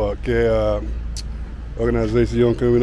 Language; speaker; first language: Spanish; non-native, learner; English